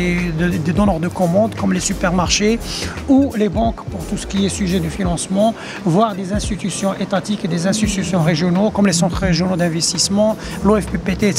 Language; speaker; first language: French; non-native, local second language; Arabic